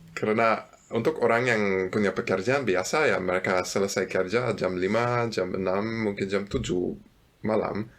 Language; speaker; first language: Indonesian; non-native, fluent; German